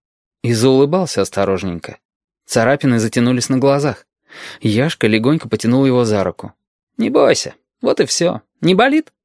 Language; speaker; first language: Russian; native; Russian